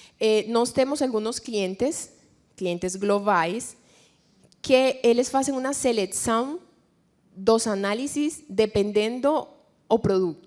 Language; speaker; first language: Portuguese; non-native, fluent; Spanish